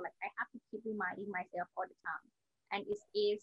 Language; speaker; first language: English; non-native, learner; Thai